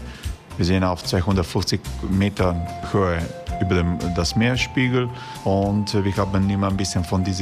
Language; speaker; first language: German; non-native, learner; Croatian